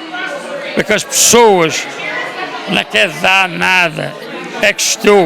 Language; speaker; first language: Portuguese; early bilingual, heritage; Portuguese